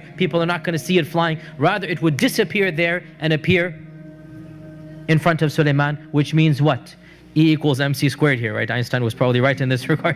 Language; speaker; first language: English; native; English